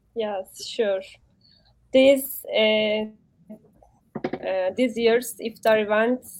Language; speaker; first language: English; non-native, learner; Turkish